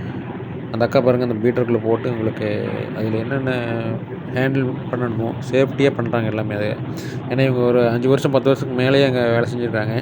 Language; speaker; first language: Tamil; native; Tamil